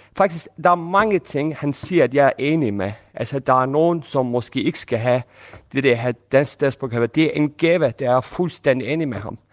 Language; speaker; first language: Danish; non-native, fluent; Turkish